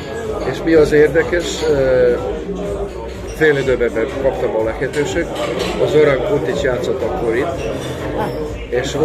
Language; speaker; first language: Hungarian; non-native, local second language; Serbian